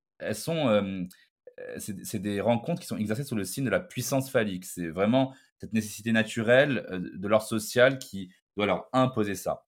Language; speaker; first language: French; non-native, local second language; Arabic